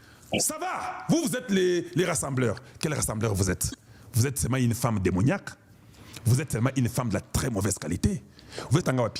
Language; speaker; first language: French; non-native, local second language; Lingala